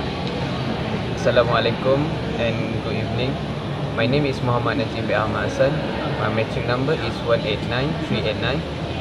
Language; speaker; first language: English; non-native, local second language; Malay